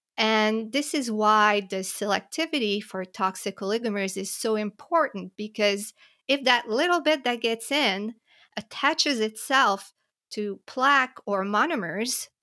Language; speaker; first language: English; native; English